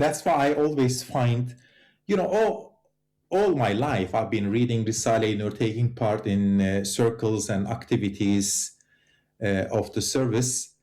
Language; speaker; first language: English; non-native, fluent; Turkish